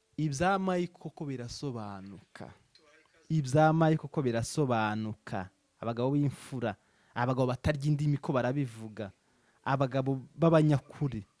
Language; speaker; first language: Kinyarwanda; native; Kinyarwanda